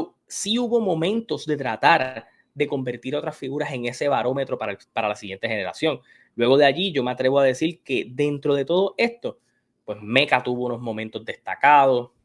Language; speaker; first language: Spanish; native; Spanish